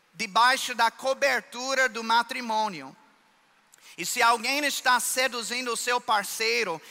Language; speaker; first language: Portuguese; non-native, fluent; English